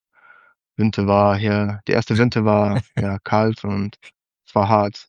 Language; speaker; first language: German; non-native, learner; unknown